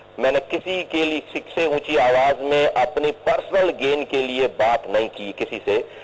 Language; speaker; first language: Urdu; native; Urdu